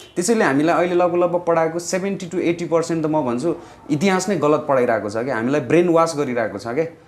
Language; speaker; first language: Nepali; non-native, local second language; Eastern Tamang